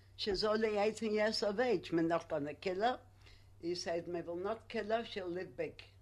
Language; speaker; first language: English; non-native, learner; Polish